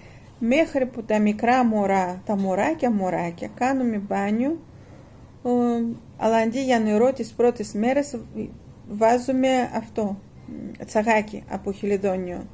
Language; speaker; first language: Greek; non-native, fluent; Russian